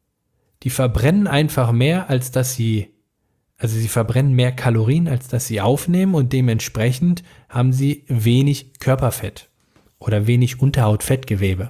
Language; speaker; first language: German; native; German